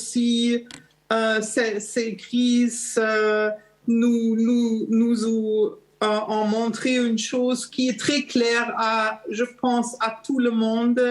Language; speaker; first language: French; non-native, fluent; German